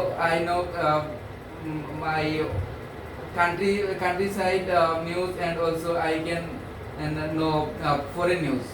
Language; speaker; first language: English; non-native, learner; Bangla